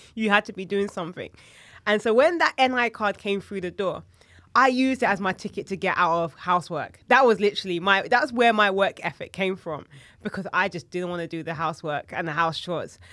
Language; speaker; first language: English; native; English